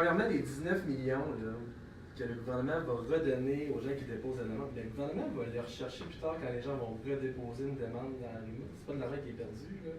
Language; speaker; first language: French; native; French